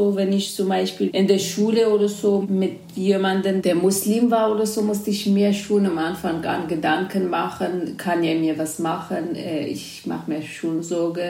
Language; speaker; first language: German; non-native, fluent; Kurdish